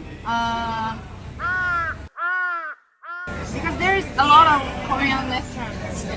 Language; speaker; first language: English; non-native, learner; Japanese